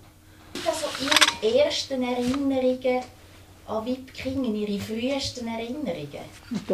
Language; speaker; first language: German; native; German